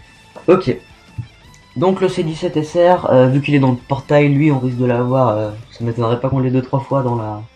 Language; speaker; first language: French; native; French